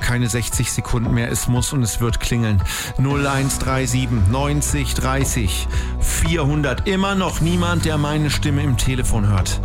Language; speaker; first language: German; native; German